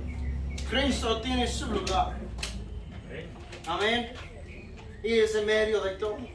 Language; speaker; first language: Spanish; non-native, fluent; English